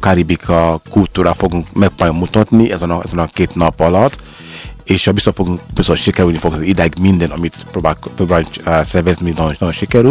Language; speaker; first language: Hungarian; non-native, learner; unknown